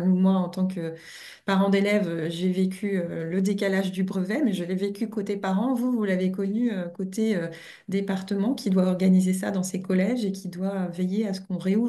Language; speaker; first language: French; native; French